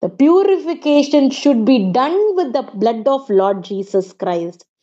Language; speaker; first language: English; non-native, local second language; Tamil